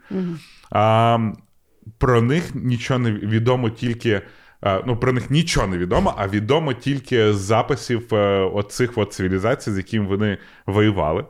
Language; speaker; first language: Ukrainian; non-native, local second language; Russian